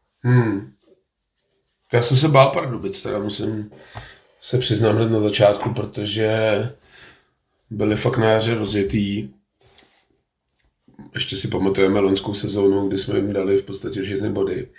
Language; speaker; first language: Czech; native; Czech